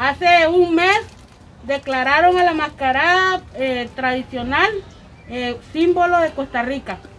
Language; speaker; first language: Spanish; native; Spanish